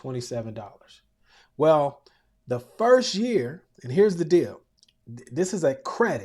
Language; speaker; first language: English; native; English